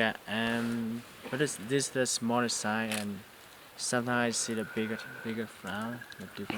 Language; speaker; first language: English; non-native, learner; Hmong